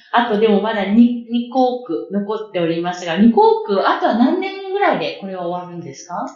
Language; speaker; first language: Japanese; native; Japanese